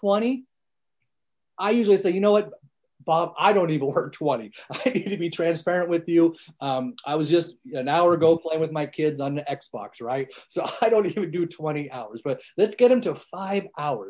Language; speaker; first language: English; early bilingual, other home language; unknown